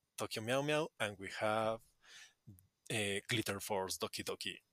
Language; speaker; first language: English; non-native, fluent; Spanish